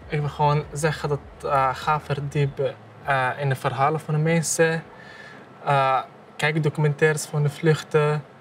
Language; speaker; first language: Dutch; early bilingual, other home language; Arabic